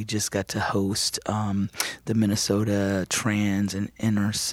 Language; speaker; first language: English; native; English